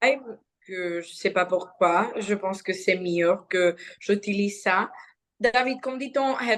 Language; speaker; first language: French; non-native, learner; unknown